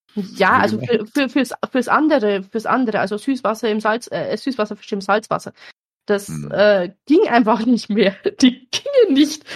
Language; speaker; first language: German; native; German